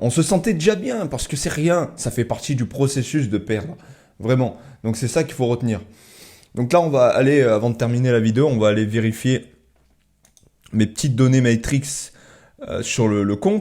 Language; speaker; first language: French; native; French